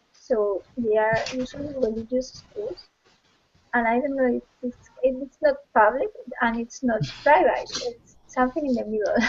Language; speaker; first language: English; non-native, fluent; Spanish